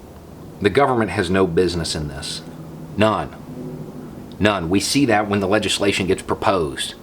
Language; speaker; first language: English; native; English